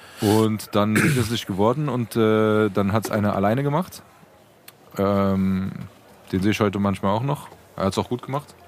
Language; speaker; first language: German; native; German